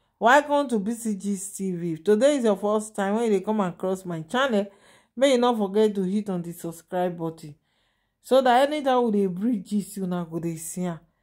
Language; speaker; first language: Nigerian Pidgin; non-native, local second language; Yoruba